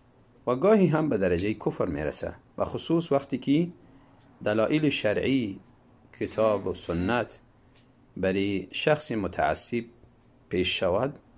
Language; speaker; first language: Persian; native; Persian